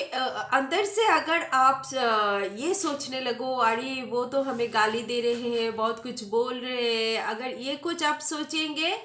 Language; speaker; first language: Hindi; non-native, local second language; Bangla